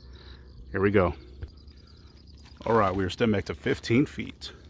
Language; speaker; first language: English; native; English